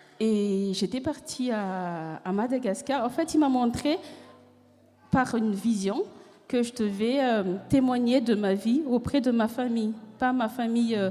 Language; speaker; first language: French; non-native, local second language; Malagasy